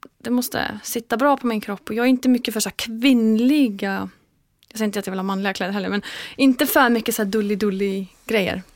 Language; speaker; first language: Swedish; non-native, fluent; Icelandic